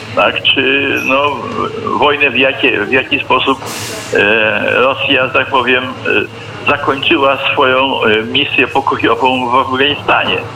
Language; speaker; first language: Polish; native; Polish